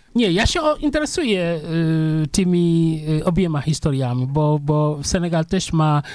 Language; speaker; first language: Polish; non-native, fluent; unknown